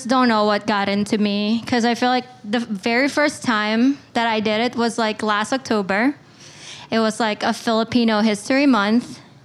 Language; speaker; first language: English; non-native, local second language; Filipino